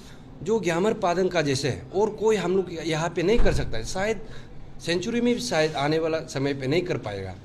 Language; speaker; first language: Hindi; non-native, local second language; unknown